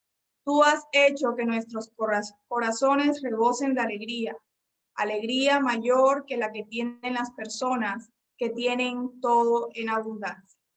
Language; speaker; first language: Spanish; native; Spanish